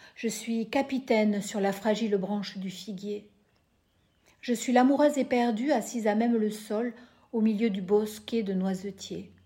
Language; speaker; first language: French; native; French